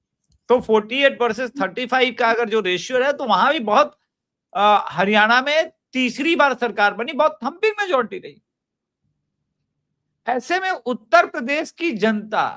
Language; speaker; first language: Hindi; native; Hindi